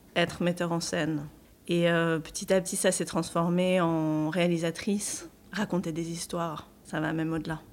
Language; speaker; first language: French; native; French